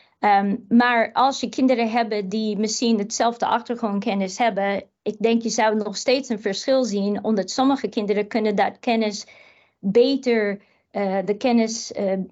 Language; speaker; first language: Dutch; non-native, fluent; English